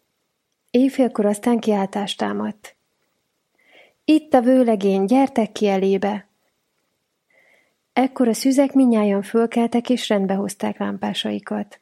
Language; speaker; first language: Hungarian; native; Hungarian